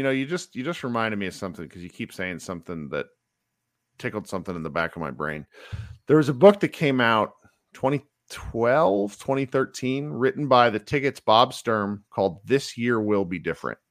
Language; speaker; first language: English; native; English